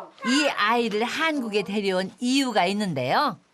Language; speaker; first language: Korean; native; Korean